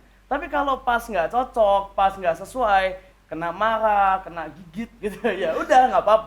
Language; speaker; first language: Indonesian; native; Indonesian